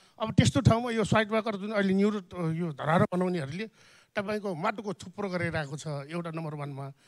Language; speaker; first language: Nepali; non-native, local second language; Newari